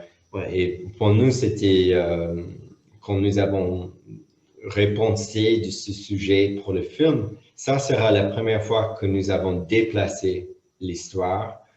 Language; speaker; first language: French; non-native, fluent; English